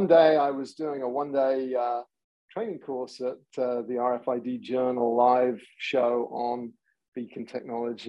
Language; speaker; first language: English; native; English